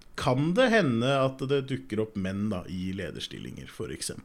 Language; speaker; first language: Norwegian; native; Norwegian